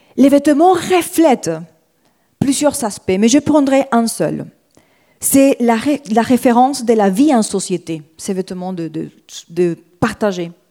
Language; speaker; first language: French; non-native, fluent; Spanish